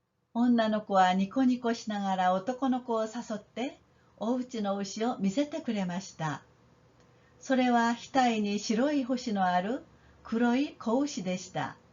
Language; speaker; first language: Japanese; non-native, fluent; Korean